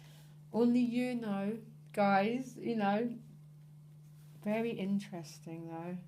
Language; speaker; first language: English; native; English